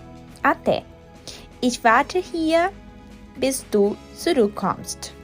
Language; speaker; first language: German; non-native, fluent; Portuguese